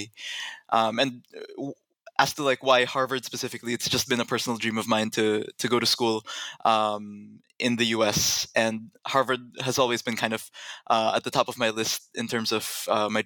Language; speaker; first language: English; non-native, local second language; Filipino